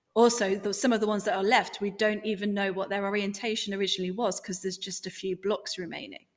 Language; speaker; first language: English; native; English